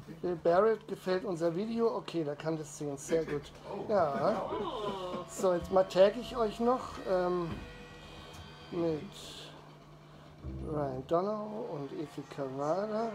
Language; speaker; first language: German; native; German